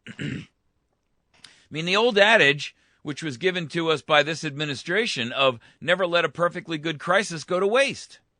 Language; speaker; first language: English; native; English